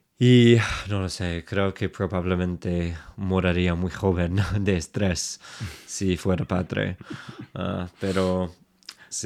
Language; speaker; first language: Spanish; non-native, fluent; English